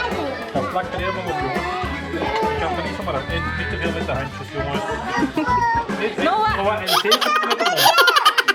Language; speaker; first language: Dutch; native; Dutch